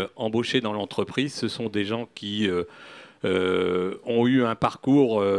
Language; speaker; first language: French; native; French